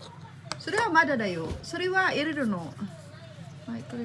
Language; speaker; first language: Japanese; non-native, fluent; Filipino